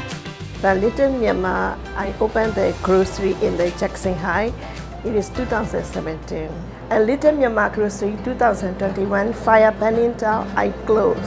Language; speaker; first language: English; non-native, learner; Burmese